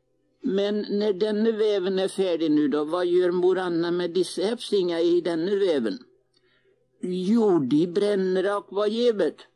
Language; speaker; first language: Swedish; native; Swedish